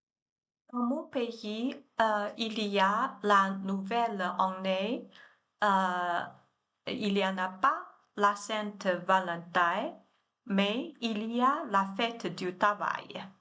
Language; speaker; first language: French; non-native, learner; Chinese